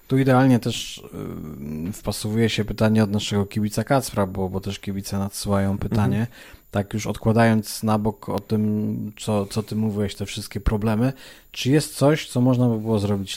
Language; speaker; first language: Polish; native; Polish